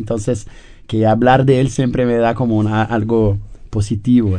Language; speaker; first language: Spanish; non-native, fluent; Portuguese